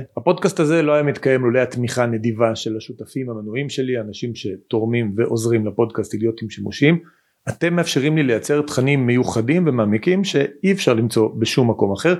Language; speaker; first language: Hebrew; native; Hebrew